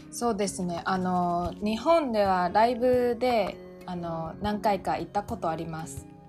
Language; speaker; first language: Japanese; non-native, fluent; Chinese